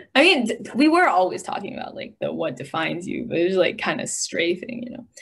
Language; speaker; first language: English; native; English